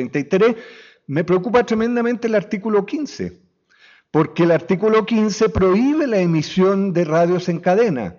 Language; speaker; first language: Spanish; native; Spanish